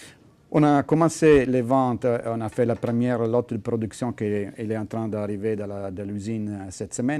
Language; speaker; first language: French; non-native, fluent; Italian